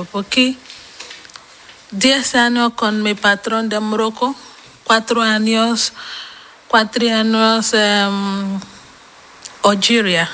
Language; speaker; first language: Spanish; non-native, learner; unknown